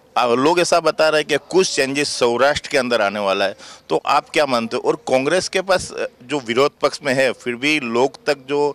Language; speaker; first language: Hindi; non-native, local second language; Gujarati